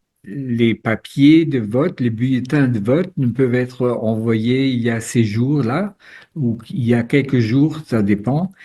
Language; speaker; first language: French; non-native, fluent; German